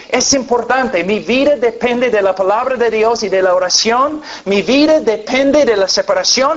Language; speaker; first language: Spanish; non-native, fluent; English